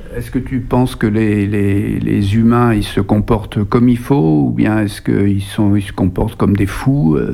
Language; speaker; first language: French; native; French